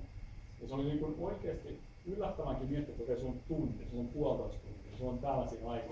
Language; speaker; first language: Finnish; native; Finnish